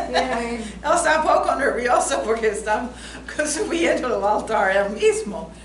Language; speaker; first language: Spanish; non-native, fluent; English